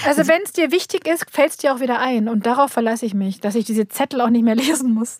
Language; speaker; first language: German; early bilingual, other home language; Turkish